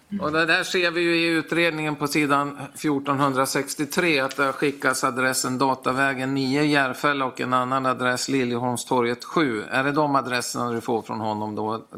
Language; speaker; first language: Swedish; native; Swedish